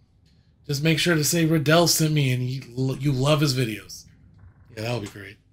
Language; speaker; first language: English; native; English